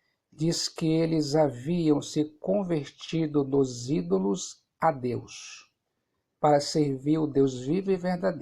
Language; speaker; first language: Portuguese; native; Portuguese